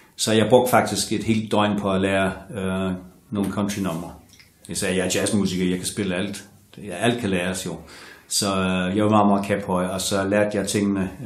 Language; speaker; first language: Danish; non-native, fluent; English